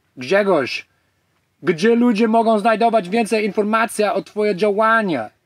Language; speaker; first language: Polish; non-native, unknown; English